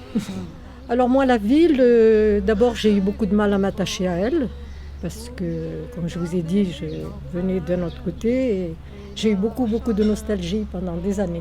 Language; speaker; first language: French; native; French